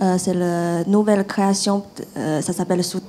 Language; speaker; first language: French; non-native, fluent; Chinese